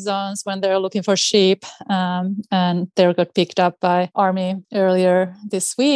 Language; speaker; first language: English; non-native, fluent; Finnish